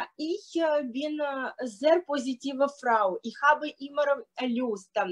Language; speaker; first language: German; non-native, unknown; Russian